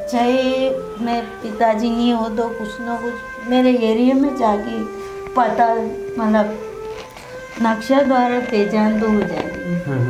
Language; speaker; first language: Hindi; early bilingual, other home language; Nepali